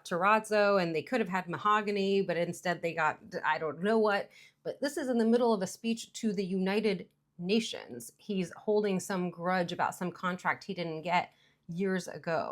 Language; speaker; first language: English; native; English